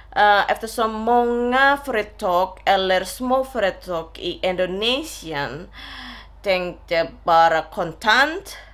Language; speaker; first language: Swedish; non-native, learner; Indonesian